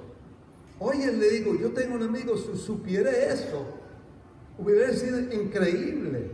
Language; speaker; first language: Spanish; non-native, fluent; English